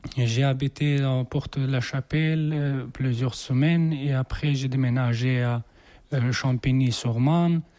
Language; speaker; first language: French; non-native, learner; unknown